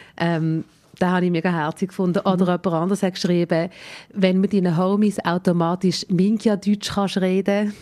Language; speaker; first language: German; early bilingual, other home language; Malayalam